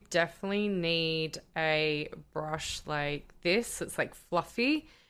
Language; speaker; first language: English; native; English